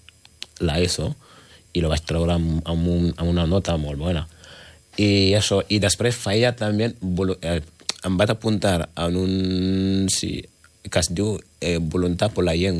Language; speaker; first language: Catalan; non-native, learner; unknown